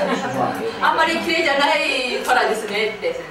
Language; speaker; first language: Japanese; non-native, fluent; Chinese